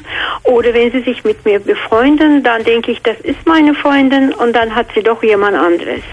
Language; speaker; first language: German; non-native, fluent; Georgian